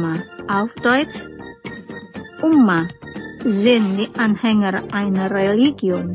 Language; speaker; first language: German; non-native, fluent; Indonesian